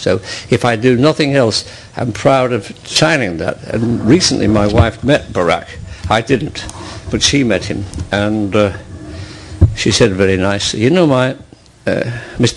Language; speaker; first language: English; native; English